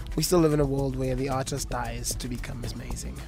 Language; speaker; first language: English; non-native, local second language; Zulu